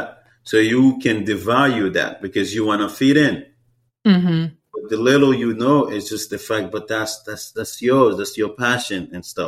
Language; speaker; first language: English; non-native, fluent; Haitian Creole